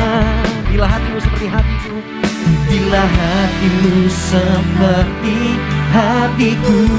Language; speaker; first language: Indonesian; native; Indonesian